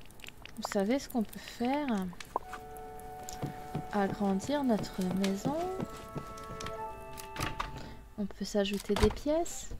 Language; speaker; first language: French; native; French